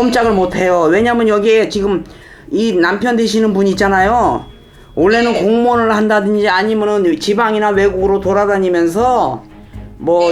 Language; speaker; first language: Korean; native; Korean